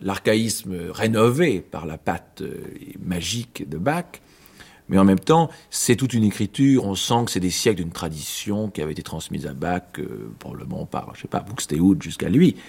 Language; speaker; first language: French; native; French